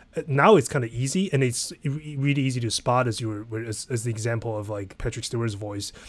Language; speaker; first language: English; native; English